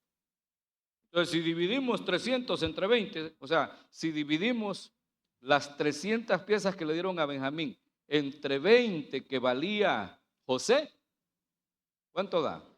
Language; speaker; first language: Spanish; native; Spanish